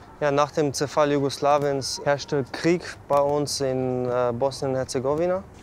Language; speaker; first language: German; early bilingual, other home language; Bosnian